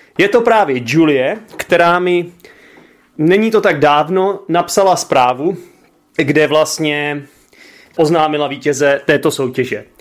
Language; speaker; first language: Czech; native; Czech